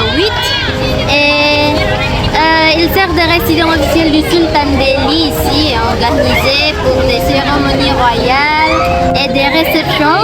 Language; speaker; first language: French; non-native, learner; Indonesian